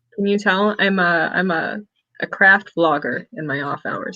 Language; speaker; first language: English; native; English